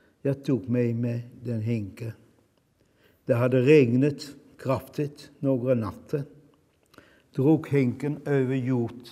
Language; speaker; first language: Swedish; non-native, fluent; Dutch